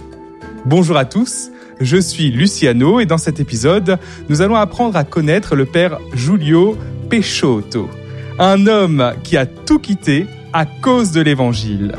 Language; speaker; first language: French; native; French